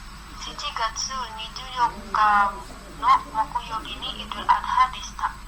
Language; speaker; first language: Japanese; non-native, learner; Indonesian